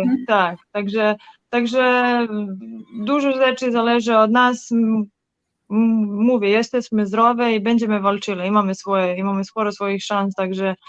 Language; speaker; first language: Polish; non-native, learner; Serbian